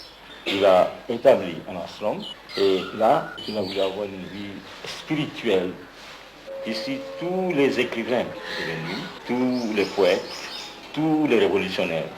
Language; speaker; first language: French; non-native, fluent; Bangla